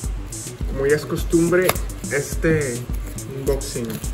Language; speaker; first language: Spanish; native; Spanish